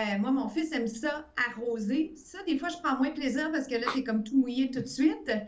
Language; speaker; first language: French; early bilingual, other home language; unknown